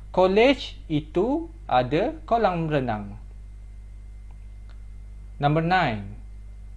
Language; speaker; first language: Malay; non-native, fluent; Korean